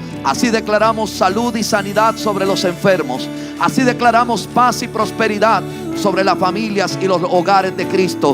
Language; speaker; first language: Spanish; native; Spanish